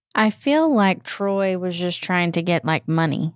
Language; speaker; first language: English; native; English